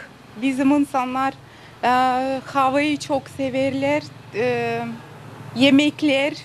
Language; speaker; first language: Turkish; non-native, learner; Russian